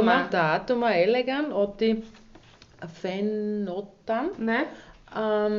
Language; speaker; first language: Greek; non-native, learner; German